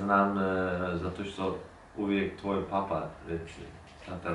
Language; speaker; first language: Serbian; non-native, learner; Turkish